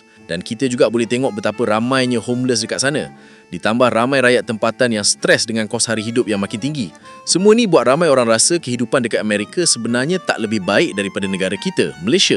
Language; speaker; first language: Malay; native; Malay